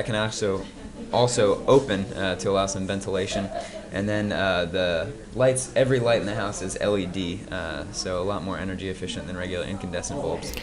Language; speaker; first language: English; native; English